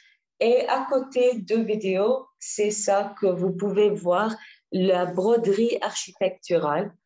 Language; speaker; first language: French; non-native, learner; Arabic